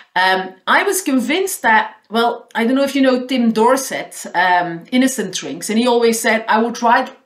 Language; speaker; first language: English; non-native, fluent; Dutch